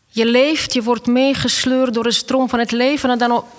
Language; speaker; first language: Dutch; non-native, fluent; Estonian